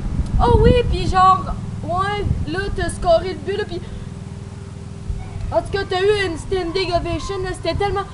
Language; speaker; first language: French; native; French